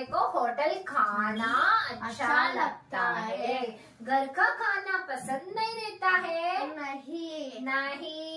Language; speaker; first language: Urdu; non-native, local second language; Tamil